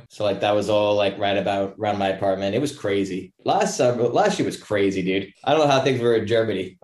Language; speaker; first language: English; native; English